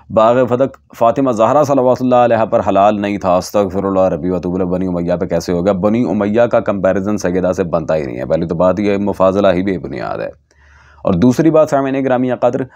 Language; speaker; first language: Urdu; native; Urdu